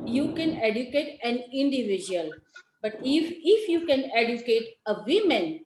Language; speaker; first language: English; non-native, local second language; Gujarati